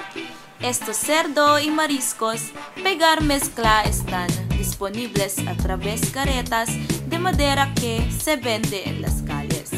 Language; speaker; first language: Spanish; non-native, learner; Filipino